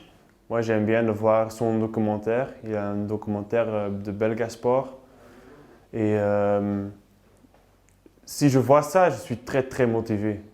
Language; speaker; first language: French; non-native, learner; Dutch